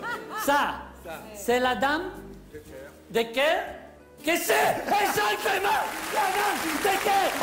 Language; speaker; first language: French; non-native, learner; Spanish